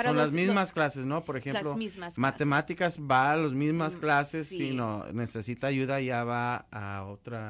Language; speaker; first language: Spanish; native; Spanish